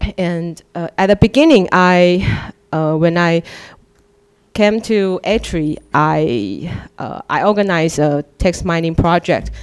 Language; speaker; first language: English; non-native, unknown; Chinese